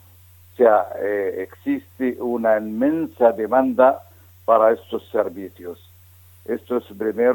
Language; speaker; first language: Spanish; non-native, fluent; Arabic